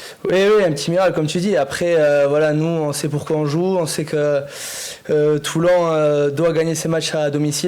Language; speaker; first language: French; native; French